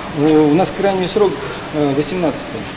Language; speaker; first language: Russian; native; Russian